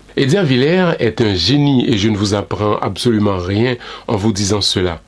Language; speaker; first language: French; non-native, local second language; Haitian Creole